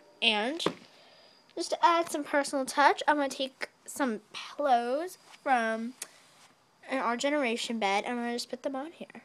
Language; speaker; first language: English; native; English